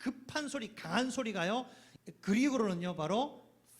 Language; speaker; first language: Korean; native; Korean